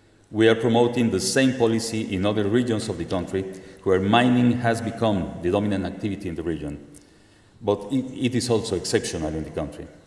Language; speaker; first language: English; non-native, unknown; Spanish